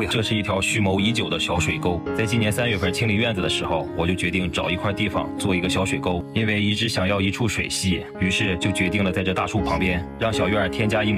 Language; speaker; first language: Chinese; native; Chinese